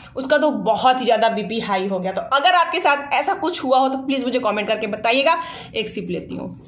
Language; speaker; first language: Hindi; native; Hindi